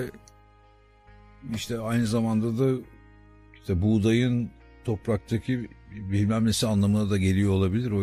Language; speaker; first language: Turkish; native; Turkish